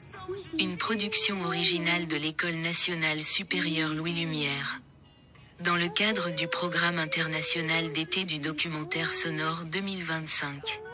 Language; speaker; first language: French; native; French